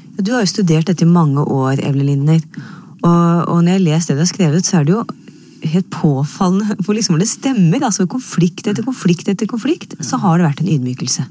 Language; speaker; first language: Norwegian; native; Norwegian